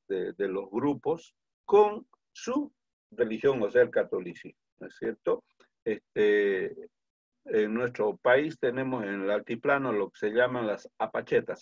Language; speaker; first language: Spanish; native; Spanish